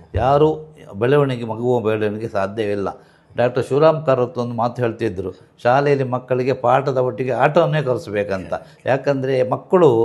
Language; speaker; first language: Kannada; native; Kannada